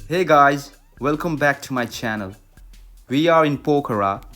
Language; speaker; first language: English; non-native, local second language; Nepali